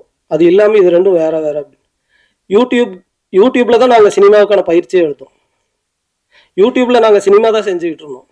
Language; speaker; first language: Tamil; native; Tamil